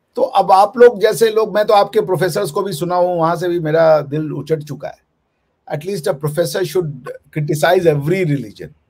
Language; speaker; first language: Hindi; native; Hindi